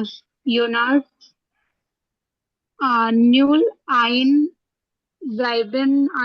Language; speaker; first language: German; non-native, learner; Hindi